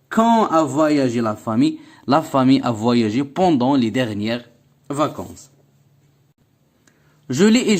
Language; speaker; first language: French; non-native, local second language; Arabic